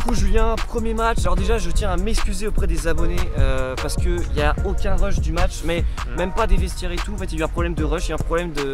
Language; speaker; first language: French; native; French